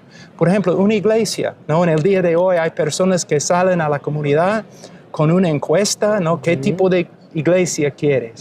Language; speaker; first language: Spanish; non-native, fluent; English